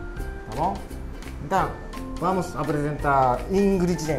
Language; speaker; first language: Portuguese; non-native, learner; Japanese